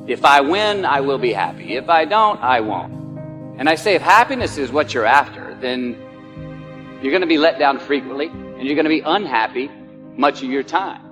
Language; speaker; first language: English; native; English